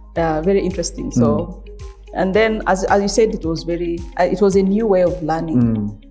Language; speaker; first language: English; non-native, local second language; Nyankole